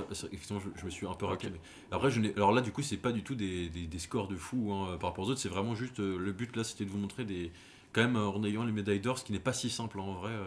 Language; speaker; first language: French; native; French